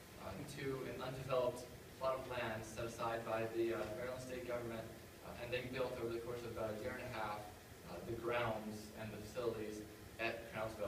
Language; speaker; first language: English; native; English